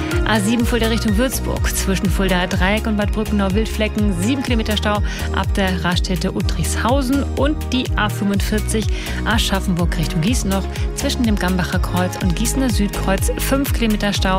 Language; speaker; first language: German; native; German